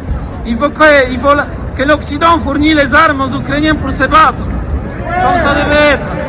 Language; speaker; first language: French; non-native, fluent; Polish